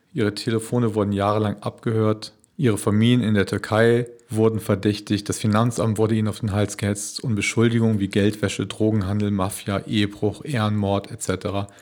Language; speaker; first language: German; native; German